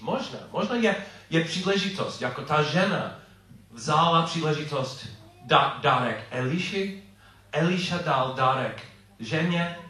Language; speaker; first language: Czech; non-native, fluent; English